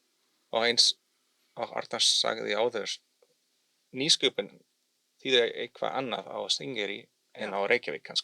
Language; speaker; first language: Icelandic; non-native, learner; German